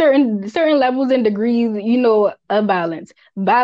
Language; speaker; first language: English; early bilingual, other home language; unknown